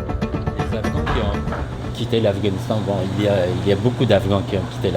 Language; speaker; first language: French; non-native, fluent; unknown